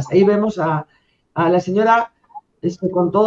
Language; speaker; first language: Spanish; native; Spanish